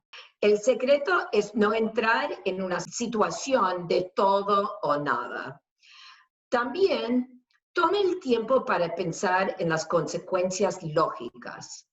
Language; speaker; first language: Spanish; non-native, fluent; English